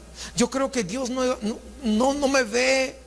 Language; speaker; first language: Spanish; native; Spanish